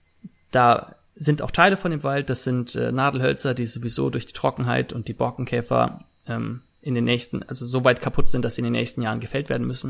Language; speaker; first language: German; native; German